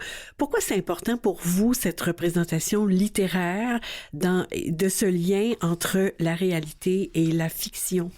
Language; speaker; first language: French; native; French